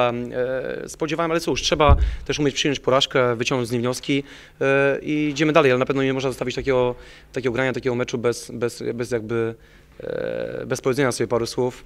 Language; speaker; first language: Polish; native; Polish